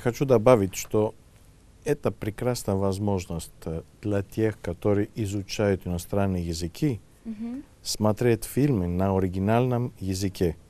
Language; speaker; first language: Russian; non-native, fluent; Greek